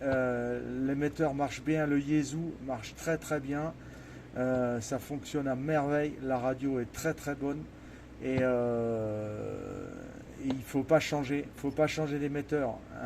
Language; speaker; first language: French; native; French